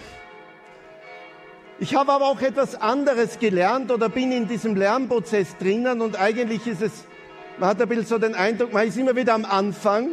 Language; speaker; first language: German; native; German